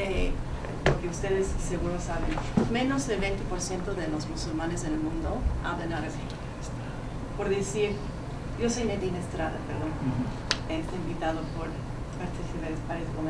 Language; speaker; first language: Spanish; non-native, fluent; English